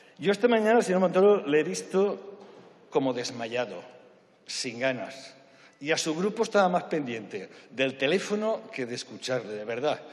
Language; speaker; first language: Spanish; non-native, local second language; Catalan